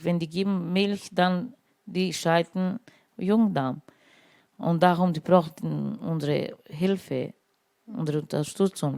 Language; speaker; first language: German; non-native, learner; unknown